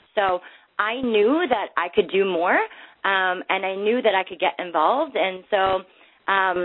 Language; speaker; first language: English; native; English